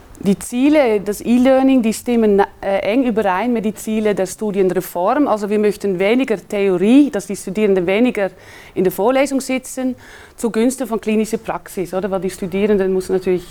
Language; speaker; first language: German; non-native, fluent; Dutch